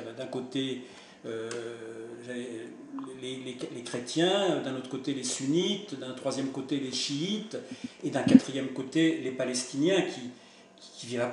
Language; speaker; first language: French; native; French